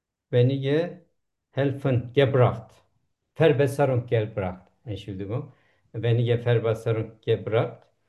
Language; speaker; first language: German; non-native, learner; Turkish